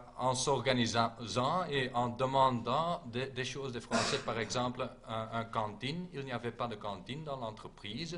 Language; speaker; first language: French; non-native, local second language; Dutch